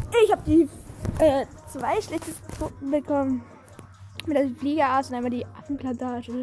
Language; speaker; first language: German; native; German